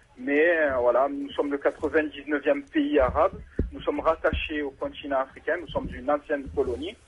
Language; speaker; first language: French; early bilingual, other home language; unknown